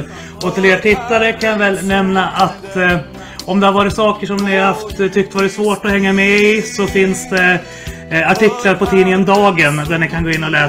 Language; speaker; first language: Swedish; native; Swedish